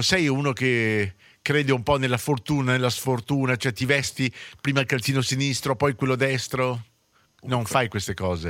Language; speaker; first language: Italian; native; Italian